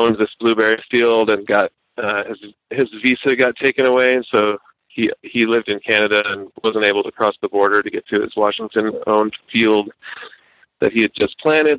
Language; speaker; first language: English; native; English